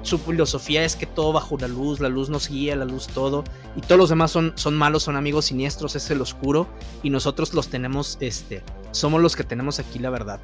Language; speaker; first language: Spanish; native; Spanish